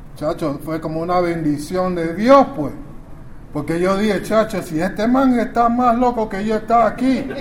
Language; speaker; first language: Spanish; early bilingual, other home language; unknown